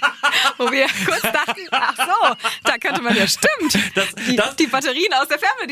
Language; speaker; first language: German; native; German